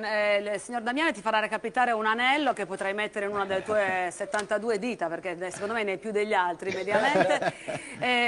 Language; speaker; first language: Italian; native; Italian